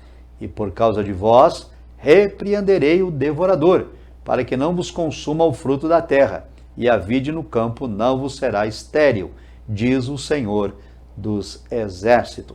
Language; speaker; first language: Portuguese; native; Portuguese